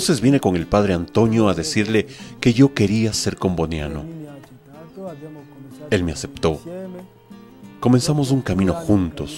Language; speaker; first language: Spanish; non-native, fluent; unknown